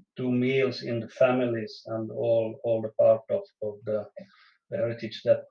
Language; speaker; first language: English; non-native, fluent; Swedish